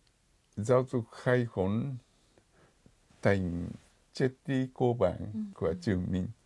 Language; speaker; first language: Vietnamese; non-native, fluent; Japanese